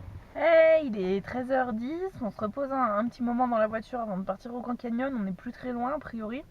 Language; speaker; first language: French; native; French